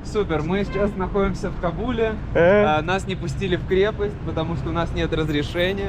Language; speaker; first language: Russian; native; Russian